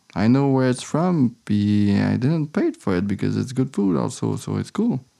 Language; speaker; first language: English; non-native, learner; French